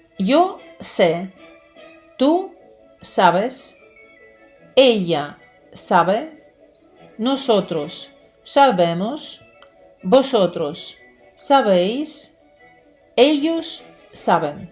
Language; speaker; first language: Spanish; non-native, fluent; Ukrainian